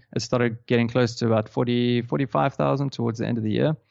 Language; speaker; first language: English; native; English